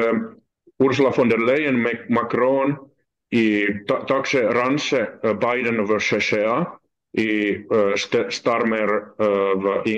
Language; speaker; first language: Russian; non-native, learner; Finnish